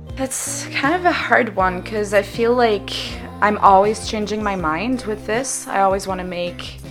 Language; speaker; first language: English; non-native, fluent; French